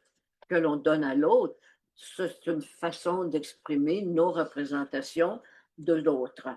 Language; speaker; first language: French; native; French